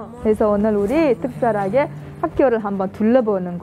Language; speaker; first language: Korean; non-native, fluent; Uzbek